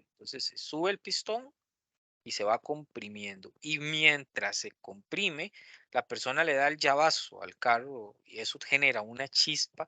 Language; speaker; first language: Spanish; native; Spanish